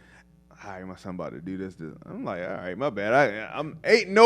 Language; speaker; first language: English; native; English